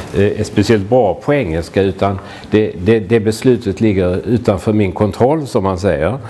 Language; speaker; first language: Swedish; native; Swedish